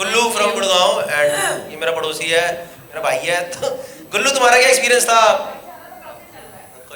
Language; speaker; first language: Hindi; native; Hindi